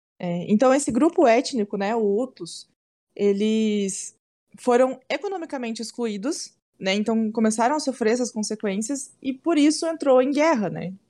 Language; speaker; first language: Portuguese; native; Portuguese